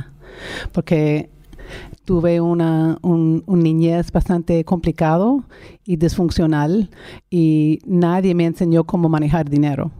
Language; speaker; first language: Spanish; non-native, fluent; English